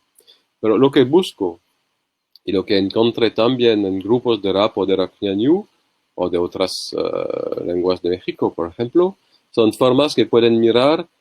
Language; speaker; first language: Spanish; non-native, learner; French